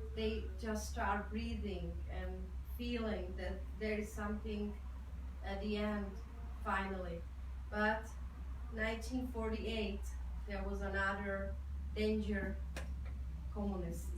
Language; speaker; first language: English; non-native, fluent; Czech